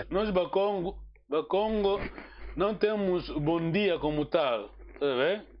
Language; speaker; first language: Portuguese; non-native, local second language; Kongo